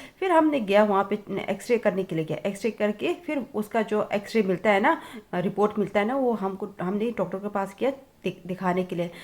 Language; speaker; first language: Hindi; non-native, local second language; Tibetan